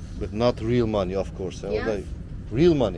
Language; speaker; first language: English; non-native, learner; Turkish